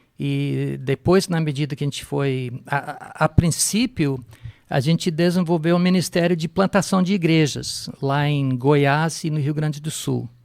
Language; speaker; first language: Portuguese; non-native, fluent; English